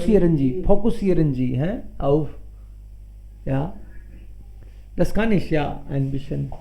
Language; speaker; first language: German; non-native, learner; Hindi